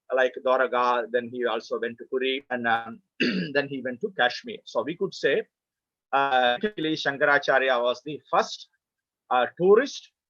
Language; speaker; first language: English; non-native, local second language; Malayalam